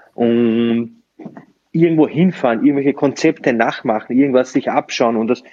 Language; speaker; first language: German; non-native, fluent; Slovenian